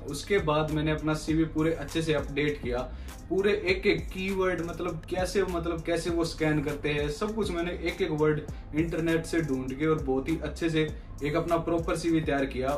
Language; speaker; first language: Hindi; native; Hindi